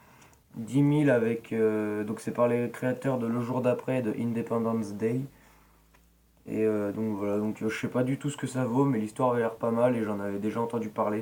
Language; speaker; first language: French; native; French